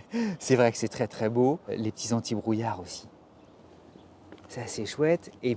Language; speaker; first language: French; native; French